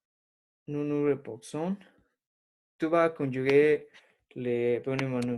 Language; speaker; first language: French; non-native, learner; Spanish